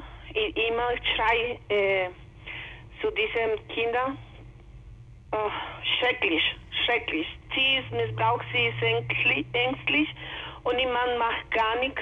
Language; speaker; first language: German; non-native, learner; Spanish